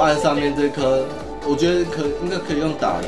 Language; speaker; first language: Chinese; native; Chinese